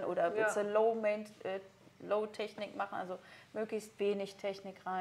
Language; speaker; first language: German; native; German